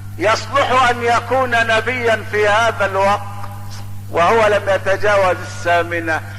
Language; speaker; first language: Arabic; native; Arabic